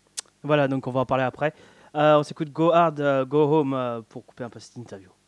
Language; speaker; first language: French; native; French